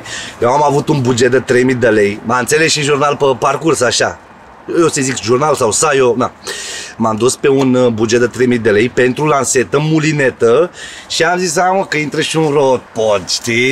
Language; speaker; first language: Romanian; native; Romanian